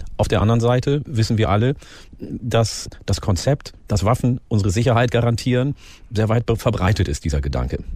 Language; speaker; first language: German; early bilingual, other home language; Oromo